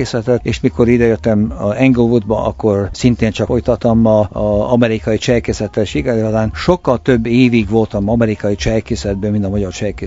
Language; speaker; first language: Hungarian; early bilingual, heritage; Hungarian